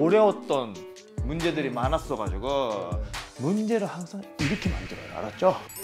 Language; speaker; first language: Korean; non-native, fluent; Japanese